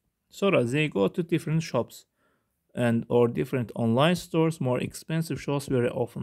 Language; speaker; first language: English; non-native, fluent; Azerbaijani